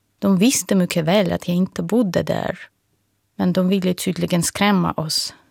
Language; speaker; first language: Swedish; non-native, fluent; Russian